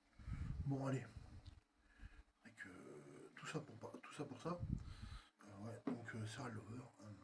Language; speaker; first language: French; native; French